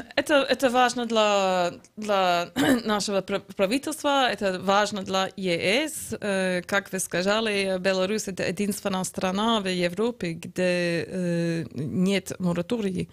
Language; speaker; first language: Russian; non-native, learner; English